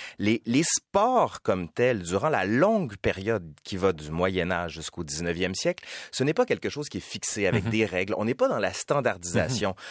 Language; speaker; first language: French; native; French